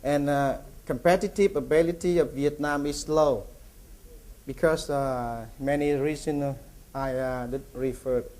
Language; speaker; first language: English; non-native, learner; Vietnamese